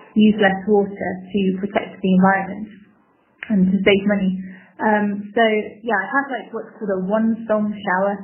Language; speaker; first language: English; native; English